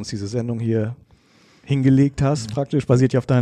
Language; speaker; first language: German; native; German